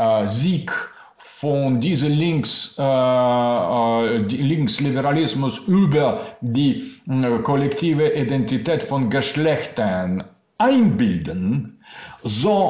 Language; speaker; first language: German; non-native, learner; Russian